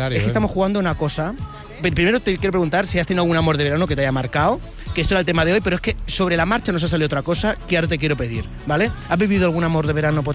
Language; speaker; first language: Spanish; native; Spanish